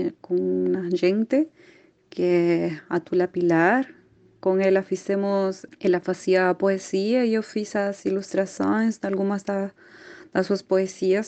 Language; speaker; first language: Portuguese; non-native, fluent; Spanish